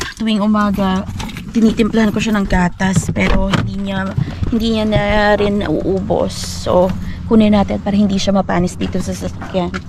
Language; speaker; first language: Filipino; non-native, local second language; Hiligaynon